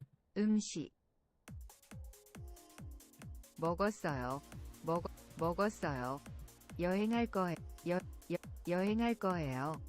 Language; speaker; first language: Korean; non-native, learner; English